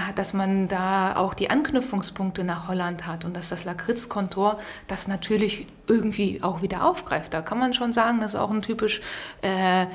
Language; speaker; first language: German; native; German